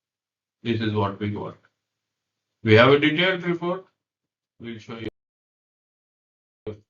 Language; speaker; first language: English; non-native, local second language; Hindi